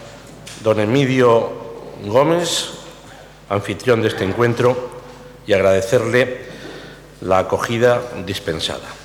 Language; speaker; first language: Spanish; native; Spanish